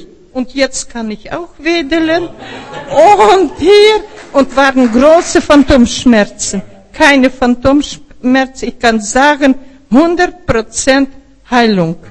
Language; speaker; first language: German; non-native, fluent; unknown